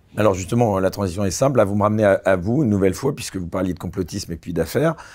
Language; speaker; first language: French; native; French